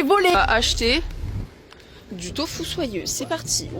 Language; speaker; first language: French; native; French